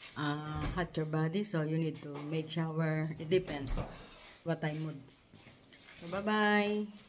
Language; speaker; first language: English; non-native, learner; Filipino